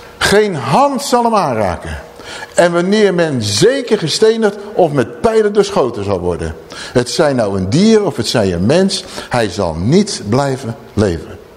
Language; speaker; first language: Dutch; native; Dutch